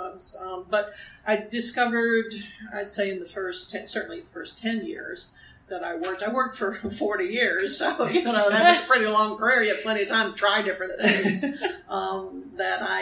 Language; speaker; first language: English; native; English